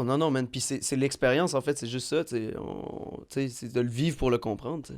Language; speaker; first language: French; native; French